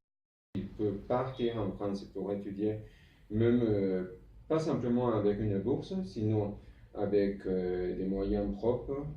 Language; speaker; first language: French; non-native, fluent; Spanish